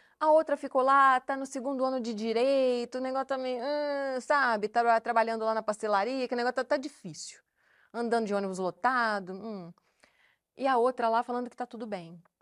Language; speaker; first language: Portuguese; native; Portuguese